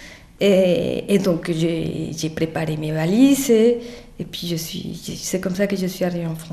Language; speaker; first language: French; non-native, fluent; Spanish